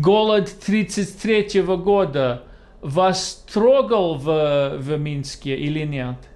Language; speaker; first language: Russian; non-native, fluent; English